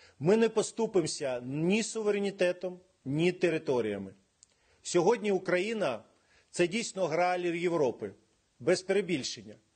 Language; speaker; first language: Ukrainian; non-native, local second language; Russian